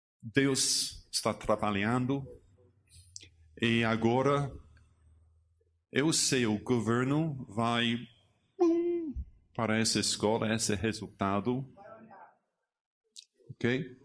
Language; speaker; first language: Portuguese; non-native, learner; English